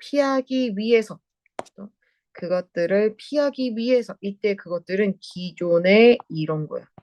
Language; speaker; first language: Korean; native; Korean